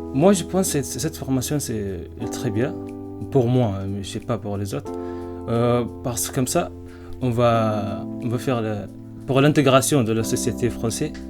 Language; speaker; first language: French; non-native, learner; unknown